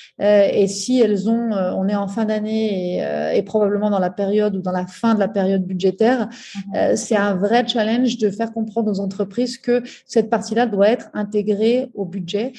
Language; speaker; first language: French; native; French